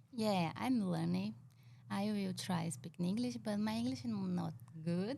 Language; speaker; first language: English; non-native, learner; Portuguese